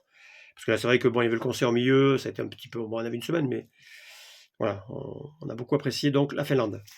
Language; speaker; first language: French; native; French